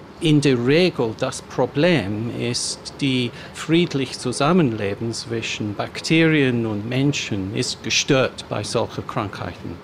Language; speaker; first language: German; non-native, fluent; English